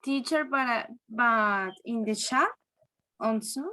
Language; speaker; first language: English; non-native, learner; Spanish